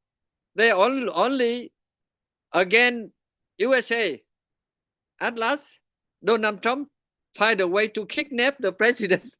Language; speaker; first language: English; non-native, learner; Vietnamese